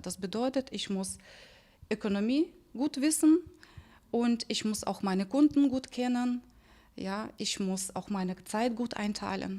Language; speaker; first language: German; non-native, fluent; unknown